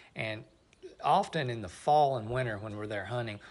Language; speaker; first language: English; native; English